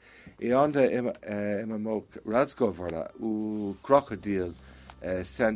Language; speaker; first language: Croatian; non-native, learner; English